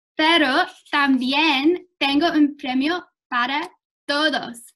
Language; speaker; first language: Spanish; non-native, fluent; English